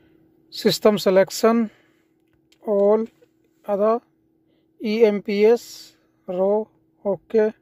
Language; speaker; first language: Arabic; non-native, learner; Urdu